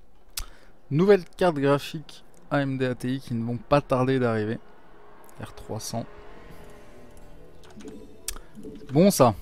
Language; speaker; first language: French; native; French